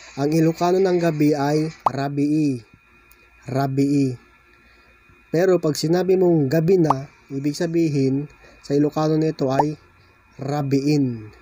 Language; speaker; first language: Filipino; non-native, local second language; Iloko